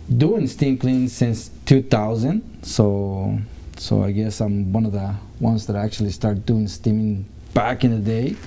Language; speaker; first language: English; early bilingual, other home language; Spanish